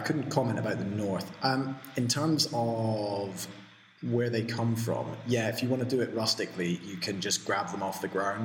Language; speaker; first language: English; native; English